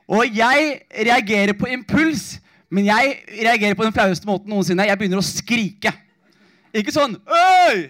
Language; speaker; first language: Norwegian; early bilingual, other home language; Somali